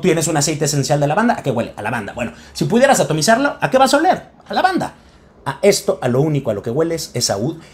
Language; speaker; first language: Spanish; native; Spanish